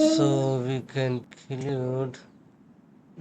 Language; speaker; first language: English; non-native, learner; Urdu